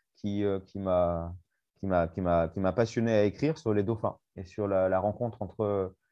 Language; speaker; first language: French; native; French